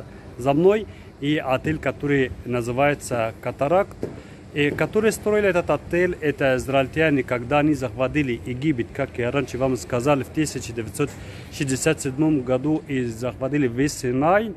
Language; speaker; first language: Russian; non-native, fluent; Arabic